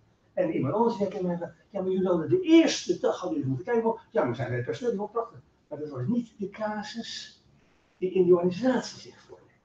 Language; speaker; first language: Dutch; native; Dutch